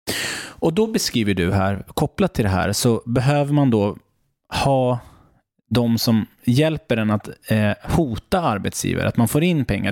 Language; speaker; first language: Swedish; native; Swedish